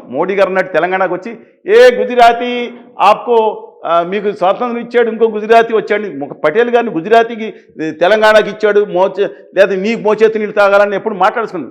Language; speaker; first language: Telugu; native; Telugu